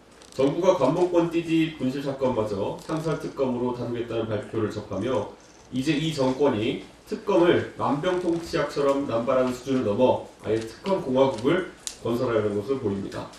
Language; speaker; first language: Korean; native; Korean